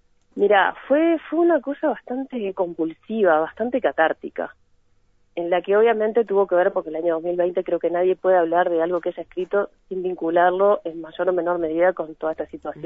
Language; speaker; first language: Spanish; native; Spanish